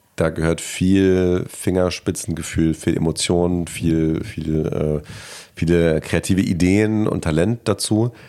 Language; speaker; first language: German; native; German